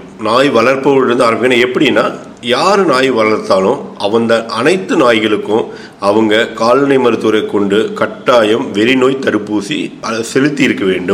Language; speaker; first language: Tamil; native; Tamil